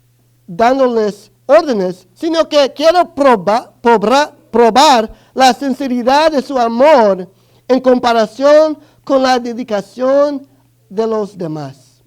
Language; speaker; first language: Spanish; early bilingual, other home language; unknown